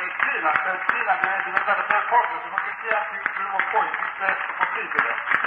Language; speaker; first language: Italian; non-native, learner; Tibetan